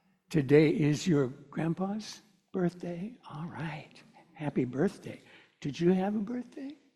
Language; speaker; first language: English; native; English